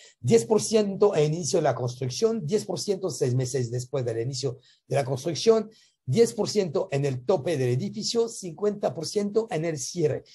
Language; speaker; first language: Spanish; non-native, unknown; French